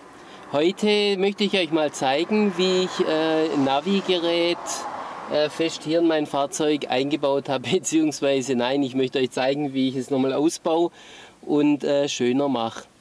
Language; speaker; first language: German; native; German